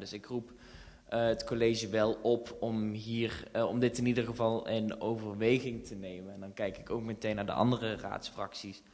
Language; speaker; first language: Dutch; native; Dutch